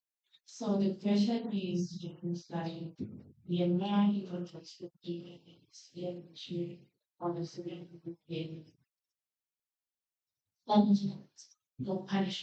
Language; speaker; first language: English; non-native, learner; Thai